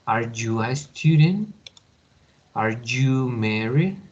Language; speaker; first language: English; non-native, learner; Spanish